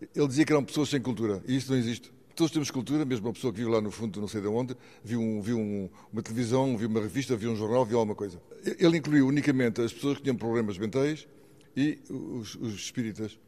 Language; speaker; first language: Portuguese; native; Portuguese